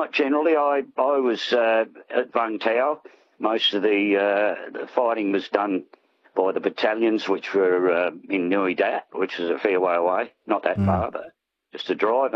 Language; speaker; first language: English; native; English